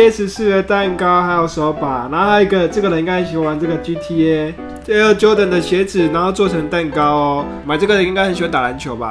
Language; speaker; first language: Chinese; native; Chinese